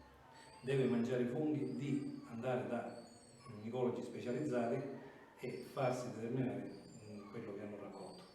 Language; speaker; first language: Italian; native; Italian